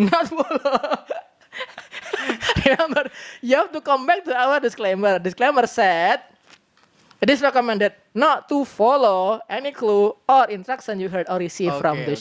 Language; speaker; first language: English; non-native, learner; Indonesian